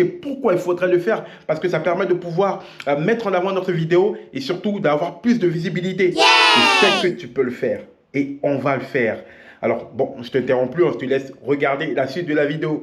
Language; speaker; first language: French; native; French